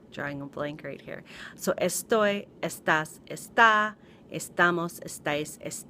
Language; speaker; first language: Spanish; non-native, fluent; English